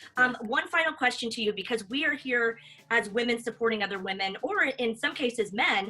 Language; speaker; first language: English; native; English